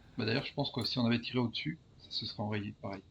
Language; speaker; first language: French; native; French